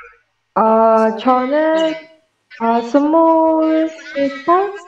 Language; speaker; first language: Korean; non-native, learner; Indonesian